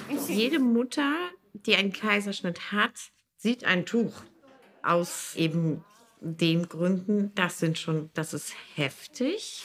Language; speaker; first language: German; native; German